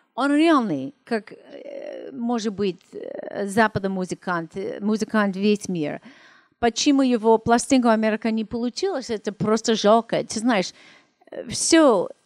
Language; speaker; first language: Russian; non-native, fluent; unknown